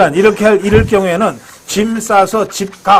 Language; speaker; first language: Korean; native; Korean